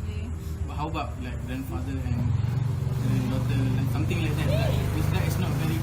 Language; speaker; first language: English; non-native, local second language; Malay